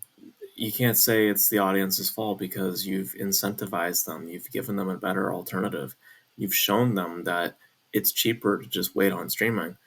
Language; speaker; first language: English; native; English